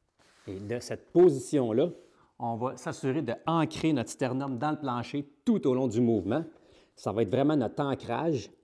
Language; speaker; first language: French; native; French